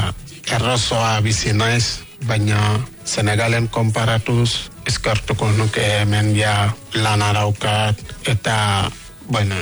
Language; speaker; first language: Basque; non-native, learner; Wolof